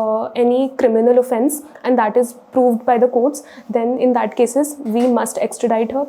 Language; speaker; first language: English; non-native, local second language; Hindi